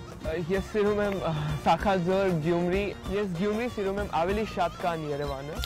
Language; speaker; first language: Armenian; non-native, learner; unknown